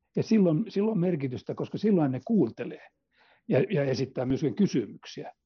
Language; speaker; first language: Finnish; non-native, local second language; Swedish